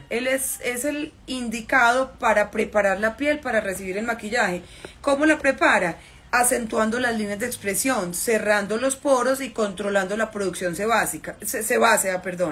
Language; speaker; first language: Spanish; native; Spanish